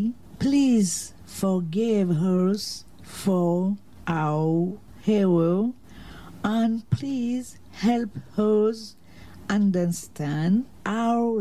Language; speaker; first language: English; non-native, learner; French